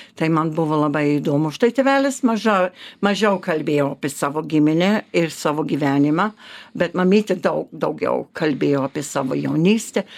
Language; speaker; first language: Lithuanian; early bilingual, heritage; Lithuanian